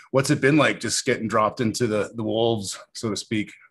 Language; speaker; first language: English; native; English